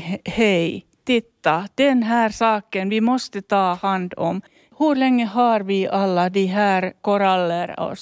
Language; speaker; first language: Swedish; non-native, local second language; Finnish